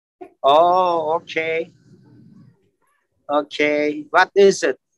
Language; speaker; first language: English; non-native, learner; Turkish